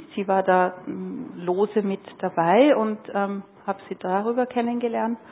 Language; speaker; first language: German; native; German